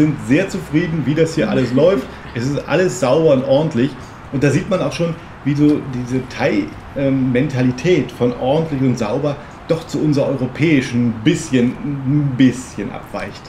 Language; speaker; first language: German; native; German